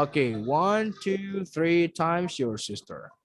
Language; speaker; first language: English; non-native, fluent; Indonesian